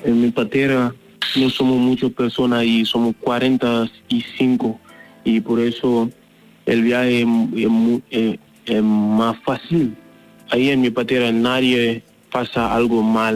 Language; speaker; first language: Spanish; non-native, learner; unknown